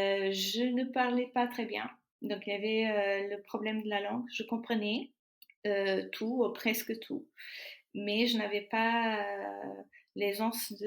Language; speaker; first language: French; non-native, fluent; Portuguese